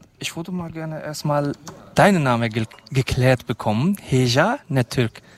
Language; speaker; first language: German; non-native, fluent; Kurdish